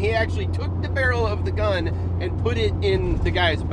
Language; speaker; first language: English; native; English